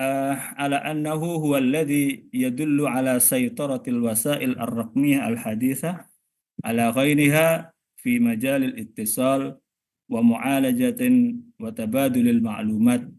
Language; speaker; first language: Arabic; non-native, fluent; Indonesian